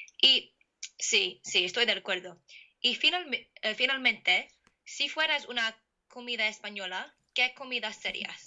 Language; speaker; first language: Spanish; non-native, learner; English